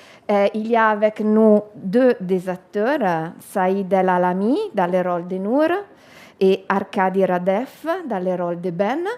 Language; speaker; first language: French; non-native, learner; Italian